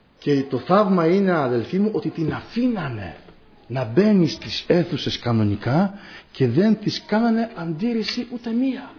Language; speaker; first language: Greek; non-native, fluent; Polish